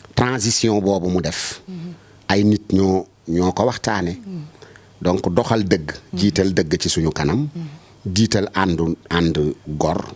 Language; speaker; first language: Wolof; native; Wolof